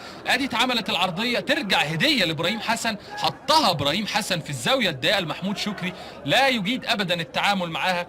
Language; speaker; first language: Arabic; native; Arabic